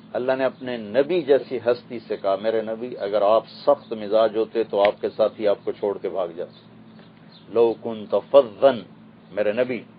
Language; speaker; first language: Urdu; non-native, local second language; Punjabi